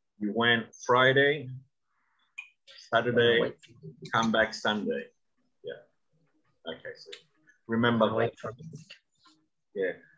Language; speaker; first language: English; non-native, fluent; Spanish